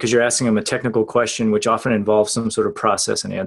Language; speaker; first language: English; native; English